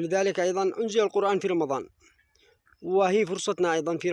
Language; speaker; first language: Arabic; native; Arabic